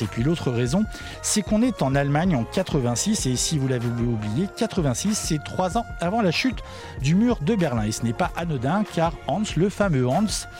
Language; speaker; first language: French; native; French